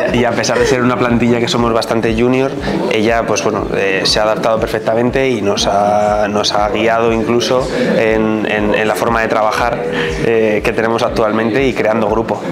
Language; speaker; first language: Spanish; native; Spanish